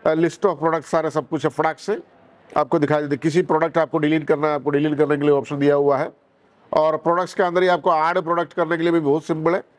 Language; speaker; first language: Hindi; non-native, local second language; Malayalam